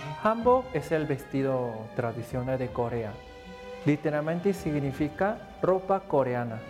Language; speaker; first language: Spanish; non-native, fluent; Korean